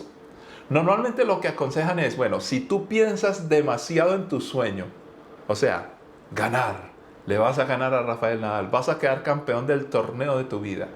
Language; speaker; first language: Spanish; native; Spanish